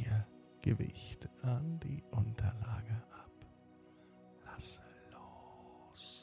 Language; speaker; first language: German; native; German